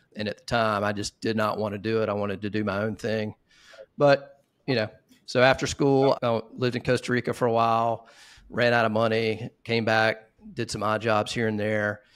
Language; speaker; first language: English; native; English